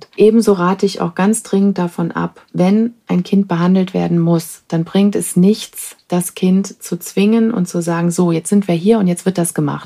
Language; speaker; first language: German; native; German